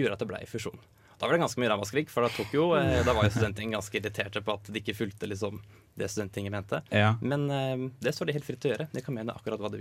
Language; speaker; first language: Norwegian; native; Norwegian